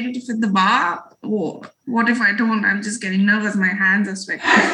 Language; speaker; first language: English; non-native, local second language; Bangla